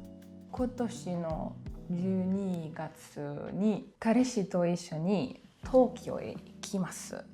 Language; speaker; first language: Japanese; non-native, learner; German